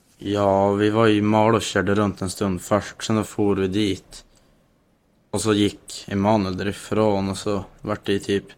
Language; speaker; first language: Swedish; native; Swedish